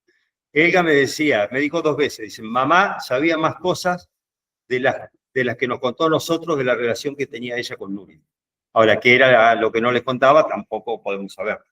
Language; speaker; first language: Spanish; native; Spanish